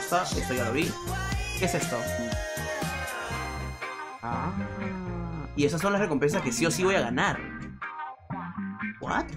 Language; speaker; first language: Spanish; native; Spanish